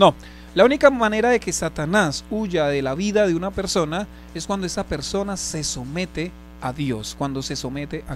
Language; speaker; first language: Spanish; native; Spanish